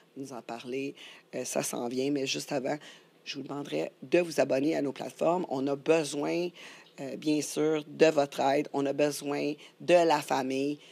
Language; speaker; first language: French; native; French